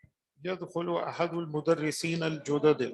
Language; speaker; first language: Arabic; non-native, learner; Urdu